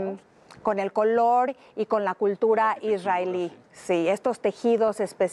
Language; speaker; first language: Spanish; native; Spanish